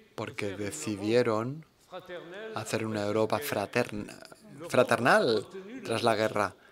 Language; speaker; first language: Spanish; non-native, fluent; German